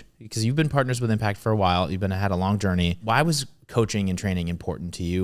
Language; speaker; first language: English; native; English